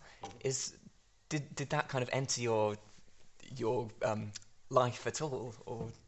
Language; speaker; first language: English; native; English